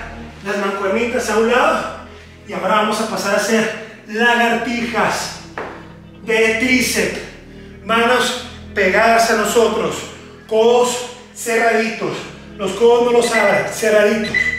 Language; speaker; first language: Spanish; native; Spanish